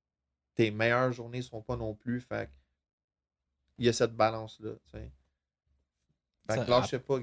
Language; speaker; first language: French; native; French